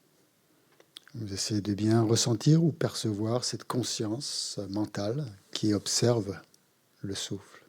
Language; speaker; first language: French; native; French